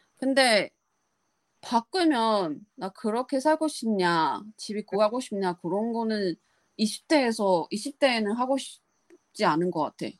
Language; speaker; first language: Korean; non-native, learner; Chinese